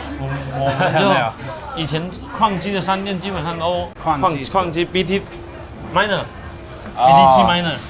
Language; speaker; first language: Chinese; native; Chinese